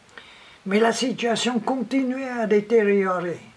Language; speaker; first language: French; non-native, local second language; Vietnamese